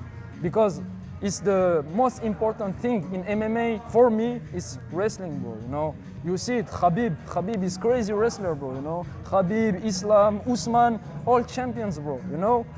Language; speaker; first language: English; non-native, fluent; Arabic